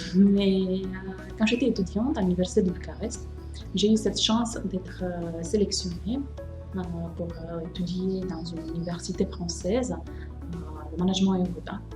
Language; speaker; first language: French; non-native, fluent; Romanian